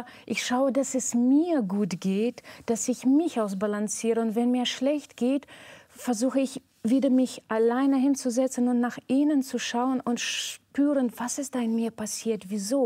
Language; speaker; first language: German; non-native, fluent; Russian